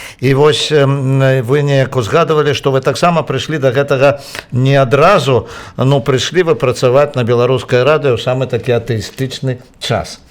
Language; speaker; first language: Belarusian; native; Belarusian